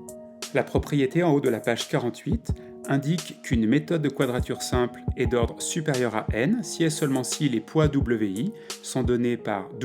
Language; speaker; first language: French; native; French